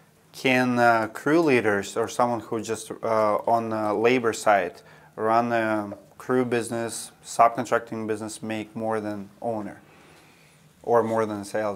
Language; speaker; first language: English; non-native, fluent; Russian